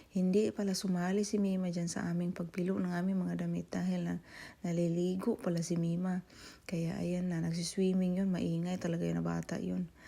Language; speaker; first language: Filipino; native; Filipino